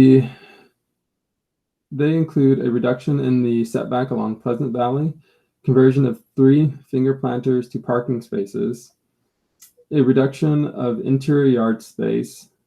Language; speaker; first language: English; native; English